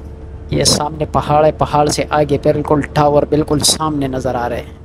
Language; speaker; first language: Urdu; non-native, local second language; Pashto